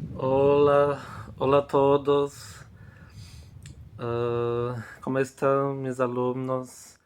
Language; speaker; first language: Spanish; non-native, fluent; Portuguese